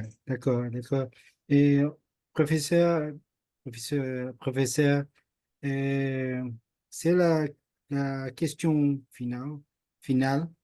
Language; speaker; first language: French; non-native, learner; Portuguese